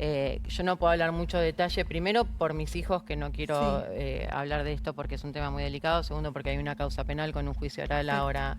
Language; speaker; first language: Spanish; native; Spanish